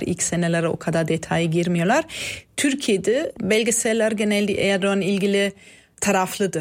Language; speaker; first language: Turkish; non-native, fluent; German